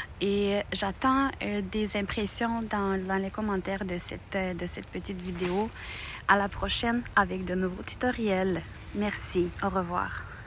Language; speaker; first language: French; non-native, fluent; Romanian